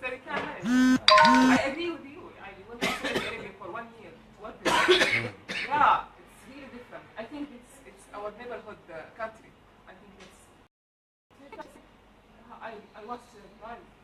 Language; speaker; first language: English; non-native, learner; Arabic